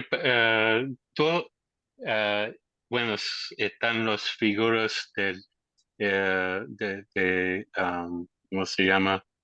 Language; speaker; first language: Spanish; non-native, learner; English